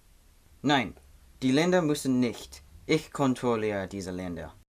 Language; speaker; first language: German; non-native, learner; English